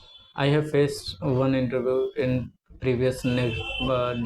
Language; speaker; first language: English; non-native, learner; Hindi